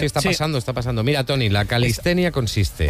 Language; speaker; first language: Spanish; native; Spanish